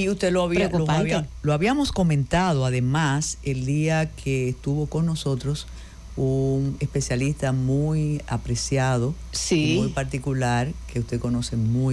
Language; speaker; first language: Spanish; native; Spanish